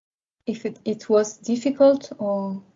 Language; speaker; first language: English; non-native, learner; French